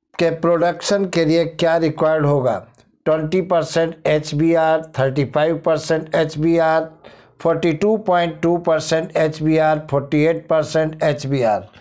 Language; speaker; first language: Hindi; native; Hindi